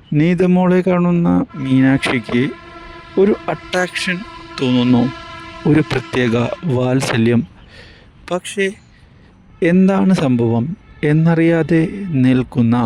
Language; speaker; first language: Malayalam; native; Malayalam